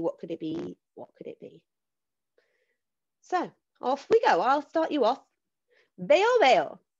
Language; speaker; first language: English; native; English